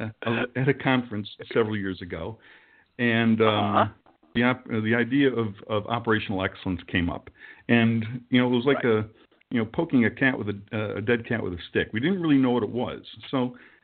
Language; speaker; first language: English; native; English